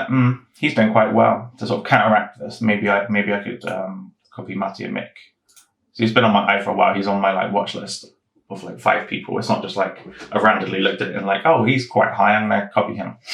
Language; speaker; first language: English; native; English